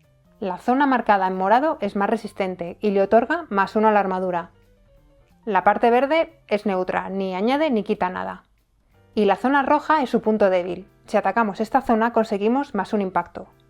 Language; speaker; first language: Spanish; native; Spanish